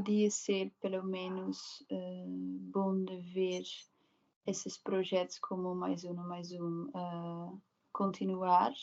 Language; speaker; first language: Portuguese; non-native, learner; Dutch